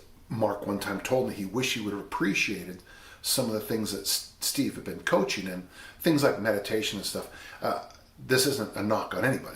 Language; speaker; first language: English; native; English